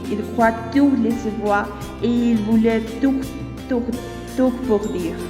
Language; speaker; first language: French; non-native, learner; Spanish